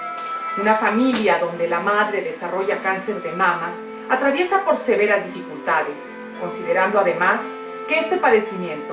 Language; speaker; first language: Spanish; native; Spanish